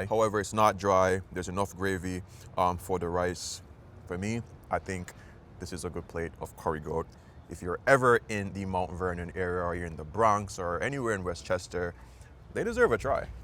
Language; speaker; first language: English; native; English